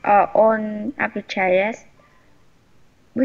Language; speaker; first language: Russian; non-native, learner; Vietnamese